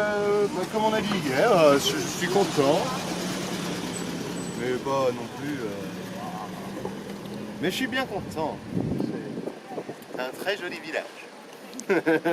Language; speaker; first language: French; native; French